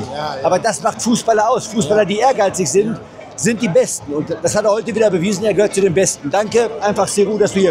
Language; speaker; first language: German; native; German